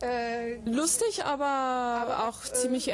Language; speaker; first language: German; non-native, fluent; English